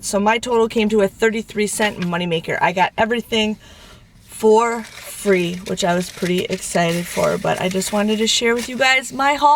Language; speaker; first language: English; native; English